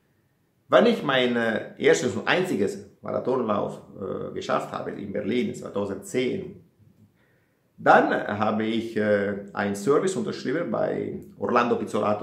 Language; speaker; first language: German; non-native, fluent; Italian